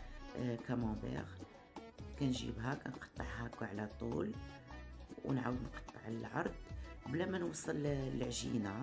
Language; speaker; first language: Arabic; native; Arabic